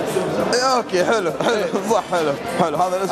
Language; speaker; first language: Arabic; native; Arabic